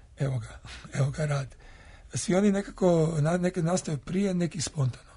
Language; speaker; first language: Croatian; native; Croatian